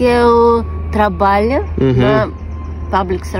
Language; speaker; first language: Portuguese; non-native, learner; Russian